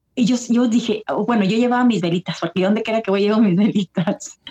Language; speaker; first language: Spanish; early bilingual, heritage; Spanish